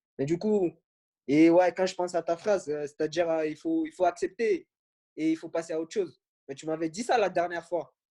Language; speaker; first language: French; non-native, local second language; Bambara